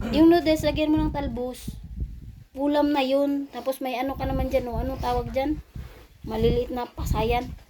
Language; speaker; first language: Filipino; non-native, local second language; Cebuano